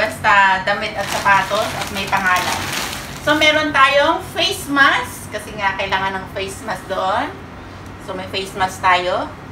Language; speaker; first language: Filipino; native; Filipino